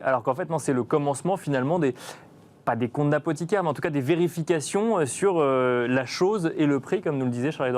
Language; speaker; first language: French; native; French